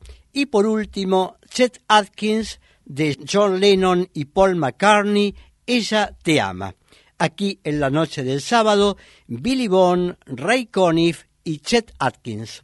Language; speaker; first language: Spanish; native; Spanish